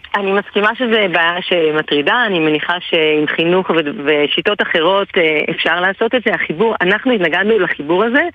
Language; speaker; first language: Hebrew; native; Hebrew